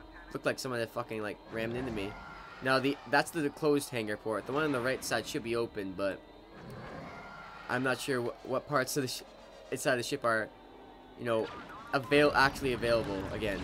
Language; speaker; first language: English; native; English